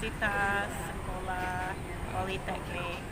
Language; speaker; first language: Indonesian; non-native, fluent; English